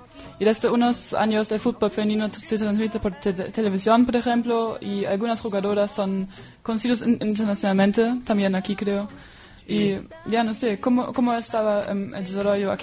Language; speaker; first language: Spanish; non-native, fluent; German